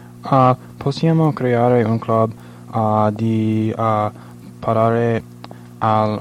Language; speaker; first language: Italian; non-native, learner; English